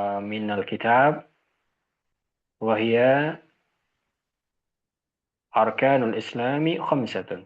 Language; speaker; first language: Arabic; non-native, fluent; Indonesian